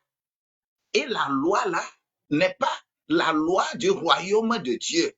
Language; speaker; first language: French; non-native, local second language; Ewe